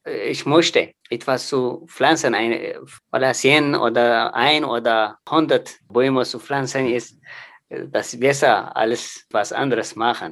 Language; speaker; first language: German; non-native, learner; Tigrinya